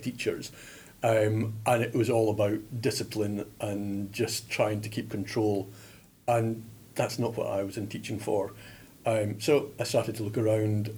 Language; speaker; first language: English; native; English